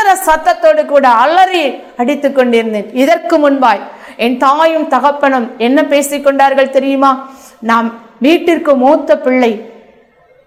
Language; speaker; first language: Tamil; native; Tamil